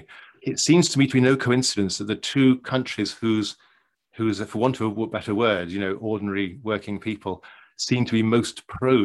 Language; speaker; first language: English; native; English